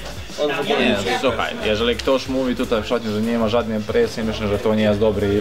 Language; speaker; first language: Polish; non-native, learner; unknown